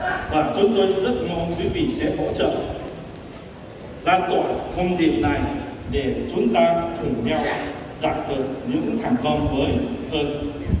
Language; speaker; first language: Vietnamese; non-native, fluent; Chinese